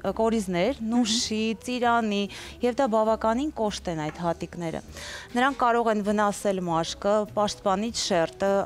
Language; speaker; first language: Armenian; native; Armenian